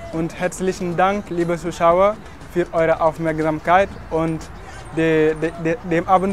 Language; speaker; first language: German; non-native, fluent; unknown